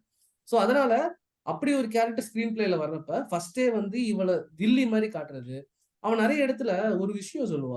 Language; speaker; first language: Tamil; native; Tamil